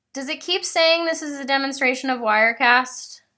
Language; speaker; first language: English; native; English